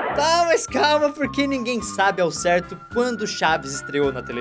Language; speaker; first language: Portuguese; native; Portuguese